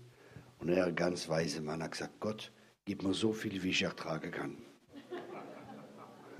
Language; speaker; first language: German; non-native, fluent; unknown